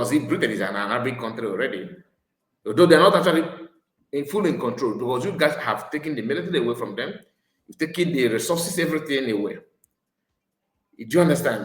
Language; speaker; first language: English; non-native, local second language; Igbo